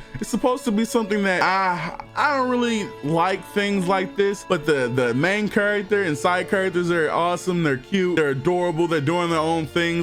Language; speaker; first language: English; native; English